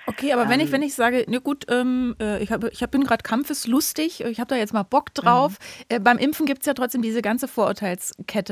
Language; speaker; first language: German; native; German